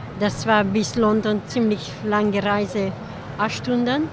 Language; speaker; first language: German; non-native, learner; Hungarian